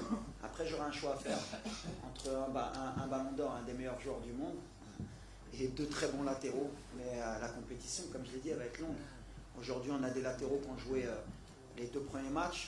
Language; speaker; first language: French; native; French